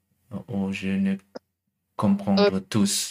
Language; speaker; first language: French; non-native, learner; German